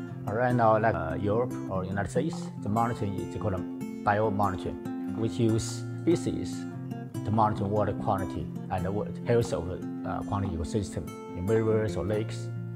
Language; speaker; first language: English; non-native, fluent; Chinese